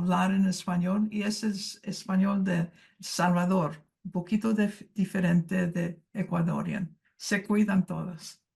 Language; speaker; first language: Spanish; early bilingual, heritage; Spanish